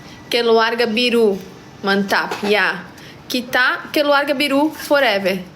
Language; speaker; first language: Indonesian; non-native, learner; Portuguese